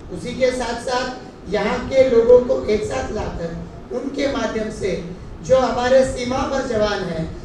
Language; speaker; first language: Hindi; non-native, local second language; Marathi